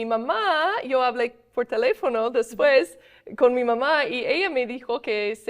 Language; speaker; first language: Spanish; non-native, fluent; English